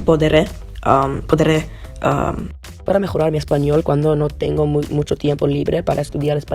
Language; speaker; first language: Spanish; non-native, learner; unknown